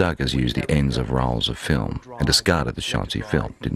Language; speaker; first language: English; native; English